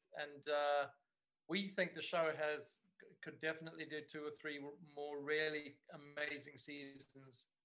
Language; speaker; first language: English; native; English